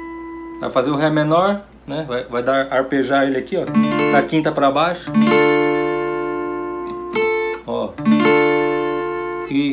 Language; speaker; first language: Portuguese; native; Portuguese